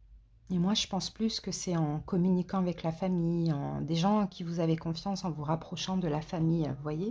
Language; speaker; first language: French; native; French